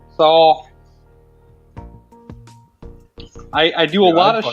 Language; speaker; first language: English; native; English